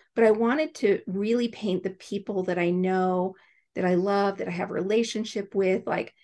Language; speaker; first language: English; native; English